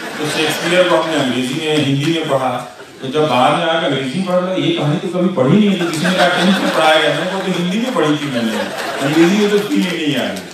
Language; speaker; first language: Hindi; non-native, local second language; Bhojpuri